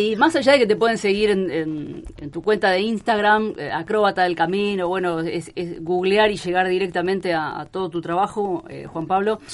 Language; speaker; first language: Spanish; native; Spanish